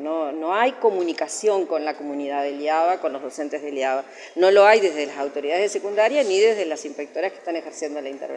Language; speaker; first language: Spanish; native; Spanish